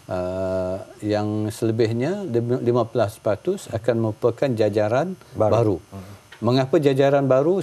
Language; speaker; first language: Malay; native; Malay